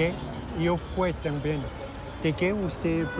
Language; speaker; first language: Spanish; non-native, fluent; German